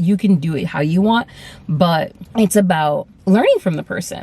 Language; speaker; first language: English; native; English